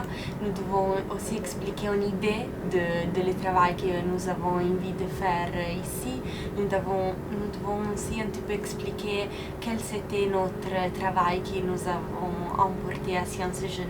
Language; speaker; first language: French; non-native, learner; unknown